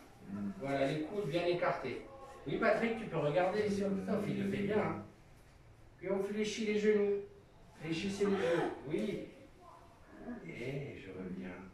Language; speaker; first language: French; native; French